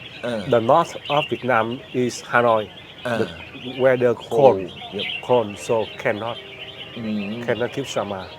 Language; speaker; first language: English; non-native, learner; Vietnamese